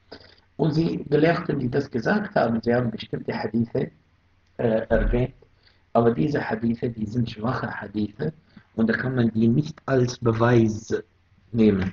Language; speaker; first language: German; non-native, fluent; Arabic